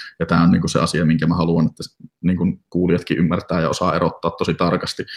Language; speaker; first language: Finnish; native; Finnish